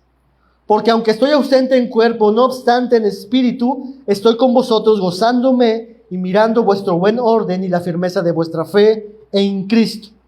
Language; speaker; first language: Spanish; native; Spanish